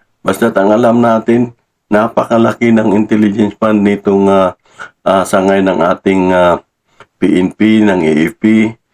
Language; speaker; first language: Filipino; non-native, local second language; Cebuano